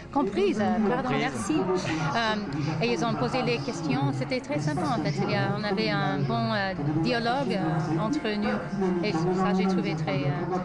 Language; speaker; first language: French; non-native, fluent; English